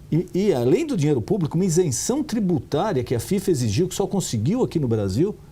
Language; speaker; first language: Portuguese; native; Portuguese